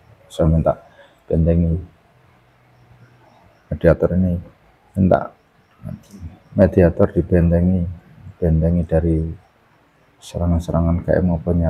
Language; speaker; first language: Indonesian; native; Indonesian